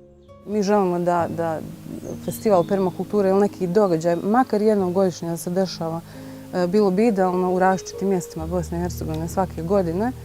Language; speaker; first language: Bosnian; native; Bosnian